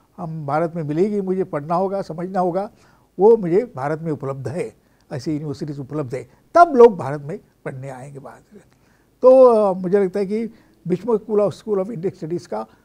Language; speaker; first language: Hindi; non-native, local second language; Marathi